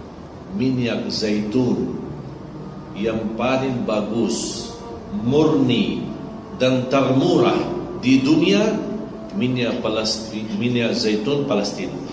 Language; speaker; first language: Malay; non-native, fluent; Arabic